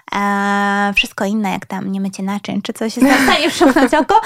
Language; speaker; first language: Polish; early bilingual, other home language; Swedish